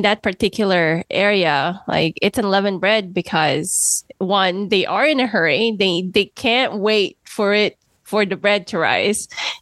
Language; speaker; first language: English; non-native, local second language; Filipino